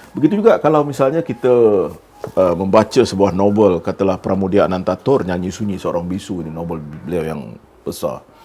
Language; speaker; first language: Malay; native; Malay